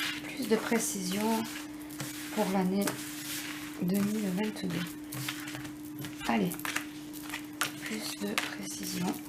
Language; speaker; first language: French; native; French